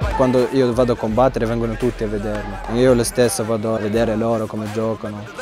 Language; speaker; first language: Italian; non-native, learner; Arabic